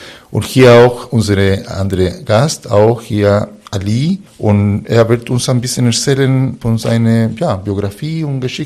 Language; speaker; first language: German; non-native, fluent; Spanish